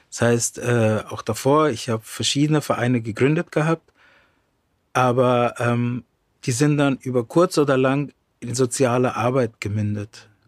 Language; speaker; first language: German; early bilingual, other home language; Romany